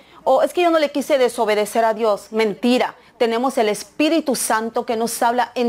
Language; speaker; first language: Spanish; native; Spanish